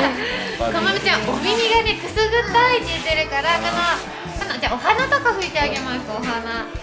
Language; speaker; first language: Japanese; native; Japanese